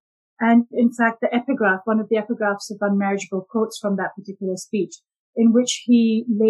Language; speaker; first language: English; non-native, local second language; Urdu